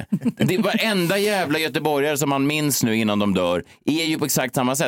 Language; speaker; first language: Swedish; native; Swedish